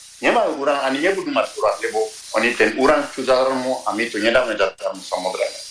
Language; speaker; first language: Slovak; non-native, fluent; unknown